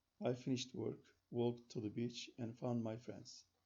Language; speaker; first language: English; non-native, fluent; Turkish